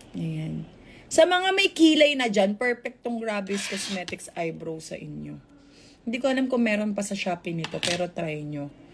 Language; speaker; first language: Filipino; native; Filipino